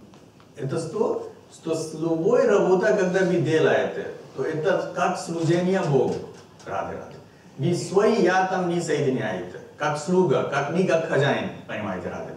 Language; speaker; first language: Russian; non-native, learner; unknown